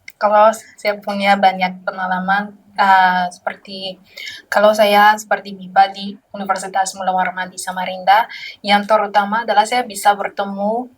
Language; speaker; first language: Indonesian; non-native, learner; Malagasy